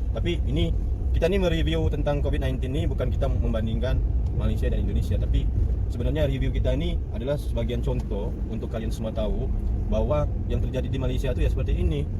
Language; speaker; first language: Indonesian; native; Indonesian